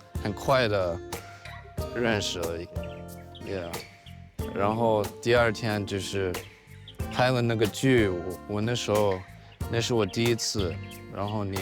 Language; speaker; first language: Chinese; non-native, learner; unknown